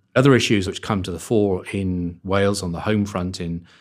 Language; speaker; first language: English; native; English